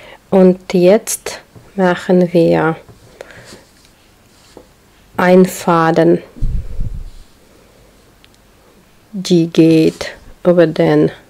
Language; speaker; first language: German; non-native, learner; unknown